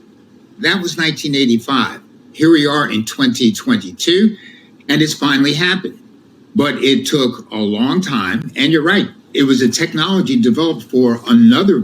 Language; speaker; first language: English; native; English